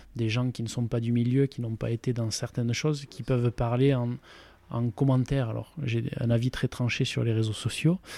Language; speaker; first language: French; native; French